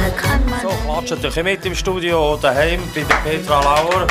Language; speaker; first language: German; native; German